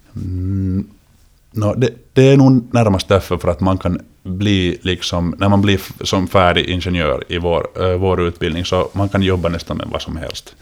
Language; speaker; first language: Swedish; native; Swedish